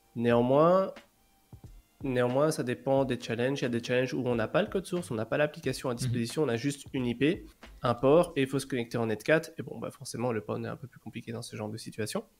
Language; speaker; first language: French; native; French